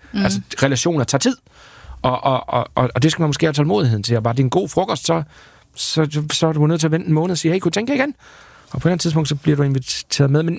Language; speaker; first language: Danish; native; Danish